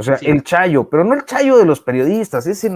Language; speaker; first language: Spanish; native; Spanish